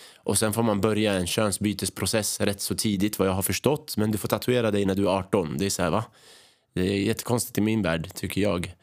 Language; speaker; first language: Swedish; early bilingual, other home language; Arabic